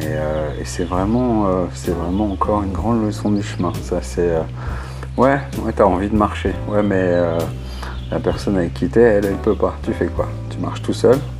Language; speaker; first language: French; native; French